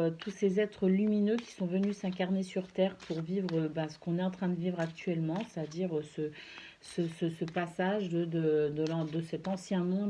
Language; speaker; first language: French; native; French